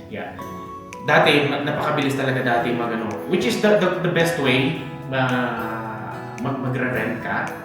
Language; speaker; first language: Filipino; native; Filipino